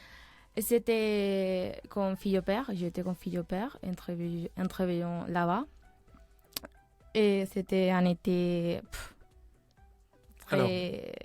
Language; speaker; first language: French; non-native, fluent; Spanish